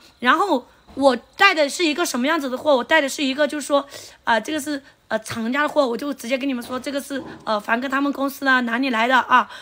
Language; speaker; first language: Chinese; non-native, local second language; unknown